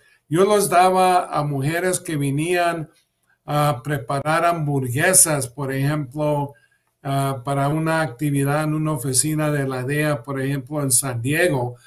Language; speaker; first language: Spanish; early bilingual, heritage; English